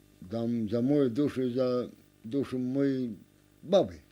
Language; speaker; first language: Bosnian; non-native, local second language; Romanian